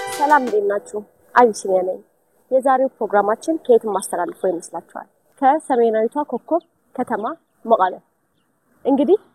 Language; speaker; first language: Amharic; non-native, local second language; Tigrinya